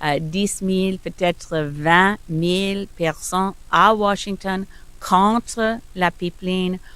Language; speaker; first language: French; non-native, learner; English